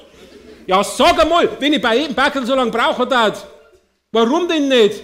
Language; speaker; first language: German; native; German